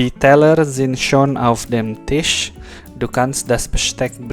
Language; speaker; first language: German; non-native, fluent; Indonesian